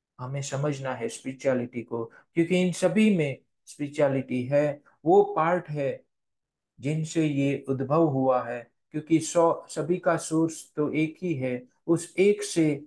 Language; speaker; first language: Hindi; non-native, local second language; Gujarati